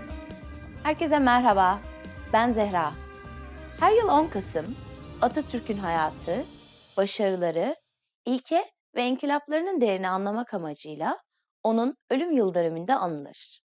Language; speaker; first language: Turkish; native; Turkish